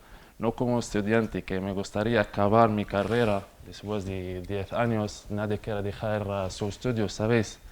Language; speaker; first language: Spanish; non-native, learner; Arabic